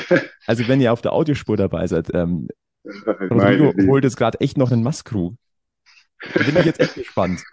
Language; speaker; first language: German; native; German